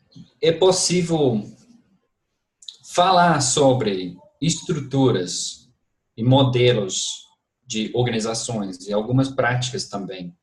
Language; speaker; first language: Portuguese; non-native, fluent; English